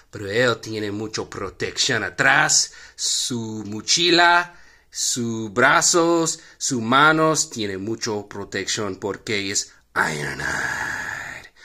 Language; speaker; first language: Spanish; non-native, learner; English